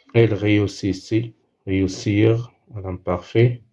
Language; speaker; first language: French; non-native, local second language; Arabic